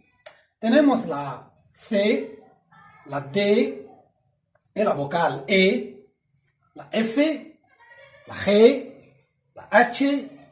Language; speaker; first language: Spanish; non-native, fluent; Arabic